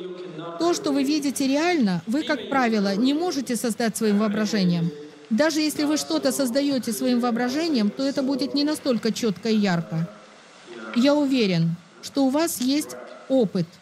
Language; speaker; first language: Russian; native; Russian